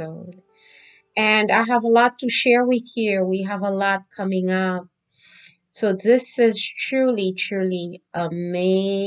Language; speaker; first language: English; non-native, fluent; Haitian Creole